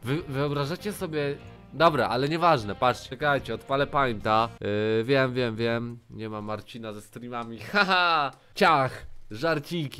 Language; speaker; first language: Polish; native; Polish